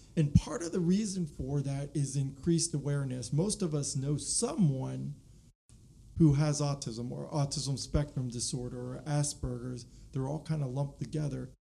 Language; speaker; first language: English; native; English